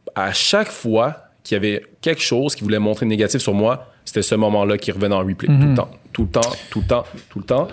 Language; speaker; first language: French; native; French